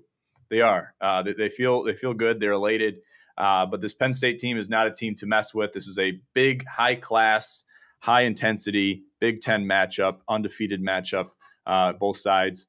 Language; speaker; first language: English; native; English